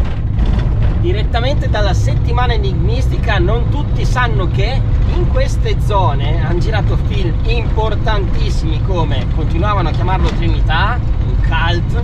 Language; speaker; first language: Italian; native; Italian